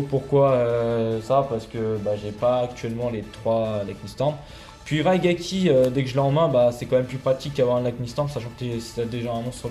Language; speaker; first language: French; native; French